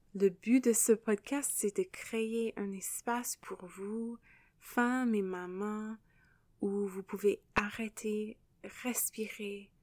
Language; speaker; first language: French; non-native, fluent; English